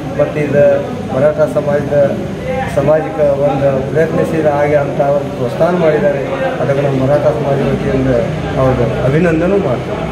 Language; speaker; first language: Kannada; non-native, local second language; Marathi